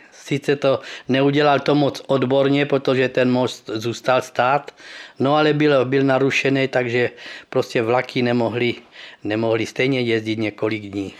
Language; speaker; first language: Czech; early bilingual, heritage; Czech